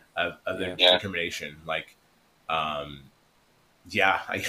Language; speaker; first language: English; native; English